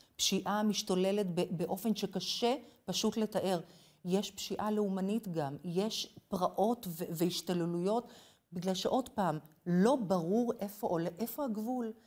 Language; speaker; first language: Hebrew; non-native, fluent; English